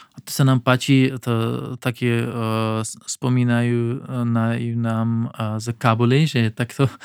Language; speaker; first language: Slovak; non-native, learner; Pashto